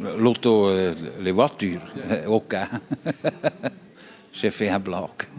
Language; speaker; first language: French; non-native, fluent; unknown